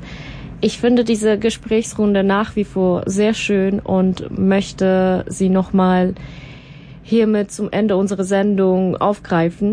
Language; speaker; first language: German; native; German